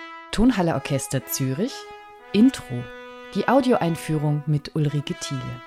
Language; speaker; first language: German; native; German